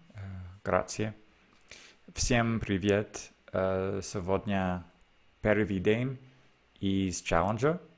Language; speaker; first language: Russian; non-native, learner; English